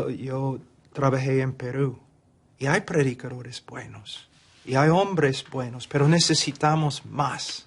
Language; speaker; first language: Spanish; non-native, fluent; English